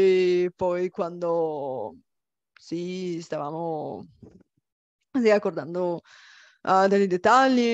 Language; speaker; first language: Italian; non-native, fluent; Bulgarian